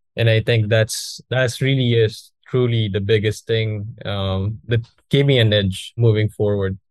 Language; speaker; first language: English; non-native, local second language; Filipino